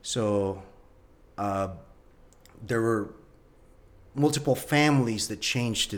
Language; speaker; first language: English; non-native, local second language; Filipino